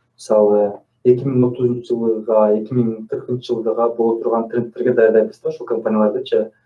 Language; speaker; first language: Kyrgyz; native; Kyrgyz